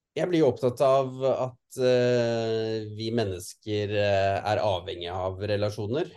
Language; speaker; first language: Norwegian; native; Norwegian